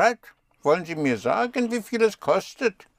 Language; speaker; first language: German; non-native, fluent; English